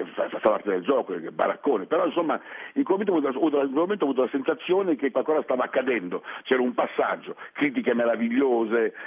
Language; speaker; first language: Italian; early bilingual, other home language; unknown